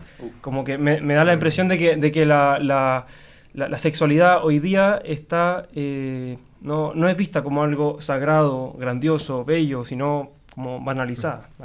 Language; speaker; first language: Spanish; native; Spanish